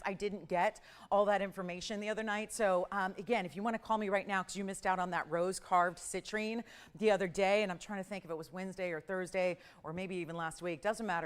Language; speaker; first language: English; native; English